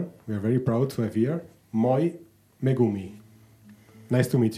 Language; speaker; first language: English; non-native, learner; Italian